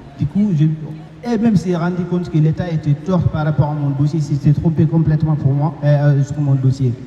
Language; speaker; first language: French; non-native, local second language; Fula